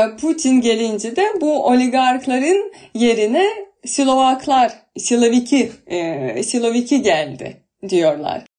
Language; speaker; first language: Turkish; non-native, fluent; Russian